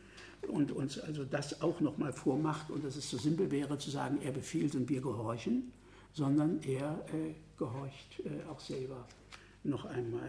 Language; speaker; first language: German; native; German